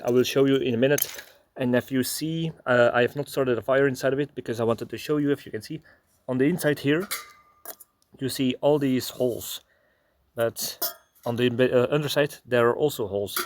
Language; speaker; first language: English; non-native, fluent; Dutch